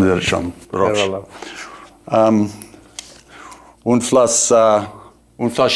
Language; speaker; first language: Albanian; non-native, learner; English